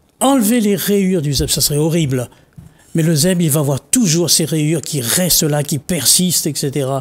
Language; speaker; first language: French; non-native, local second language; Réunion Creole French